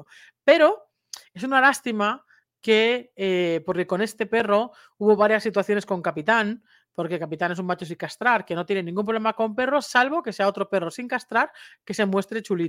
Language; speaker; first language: Spanish; native; Spanish